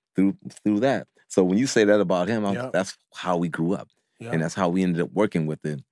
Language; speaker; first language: English; native; English